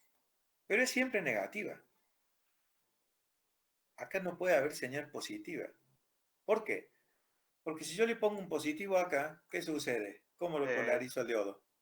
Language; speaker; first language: Spanish; native; Spanish